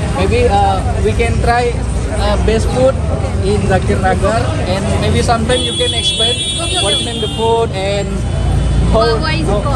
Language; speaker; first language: English; non-native, learner; Indonesian